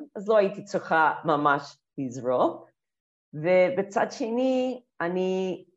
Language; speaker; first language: Hebrew; non-native, fluent; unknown